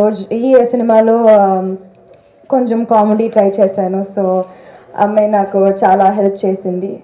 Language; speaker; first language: Telugu; non-native, fluent; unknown